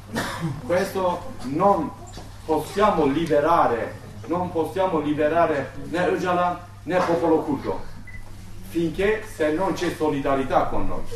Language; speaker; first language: Italian; non-native, learner; Turkish